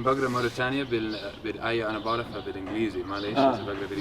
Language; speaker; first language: Arabic; non-native, learner; English